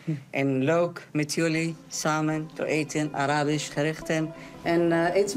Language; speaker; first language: Dutch; non-native, learner; Arabic